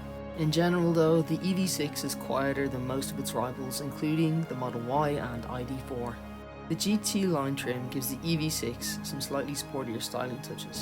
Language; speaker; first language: English; native; English